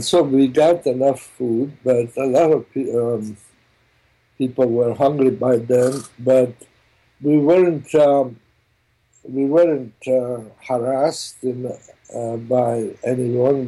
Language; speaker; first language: English; non-native, fluent; German